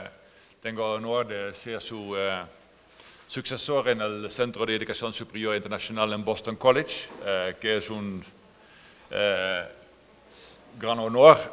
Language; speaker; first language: Spanish; non-native, fluent; Dutch